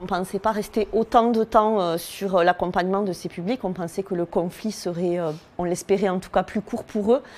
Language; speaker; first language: French; native; French